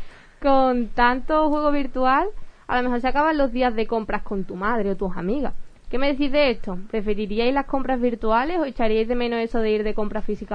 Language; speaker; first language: Spanish; native; Spanish